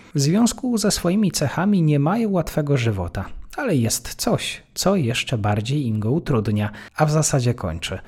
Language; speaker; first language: Polish; native; Polish